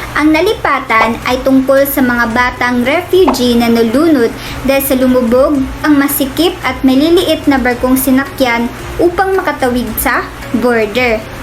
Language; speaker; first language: Filipino; non-native, local second language; Cebuano